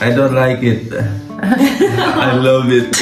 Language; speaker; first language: English; non-native, fluent; Indonesian